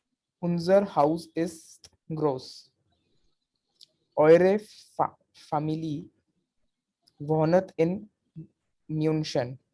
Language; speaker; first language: German; non-native, learner; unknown